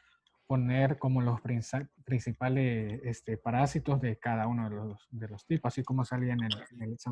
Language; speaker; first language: Spanish; native; Spanish